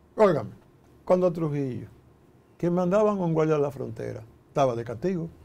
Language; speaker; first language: Spanish; native; Spanish